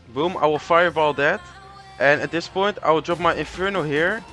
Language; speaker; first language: English; non-native, fluent; Dutch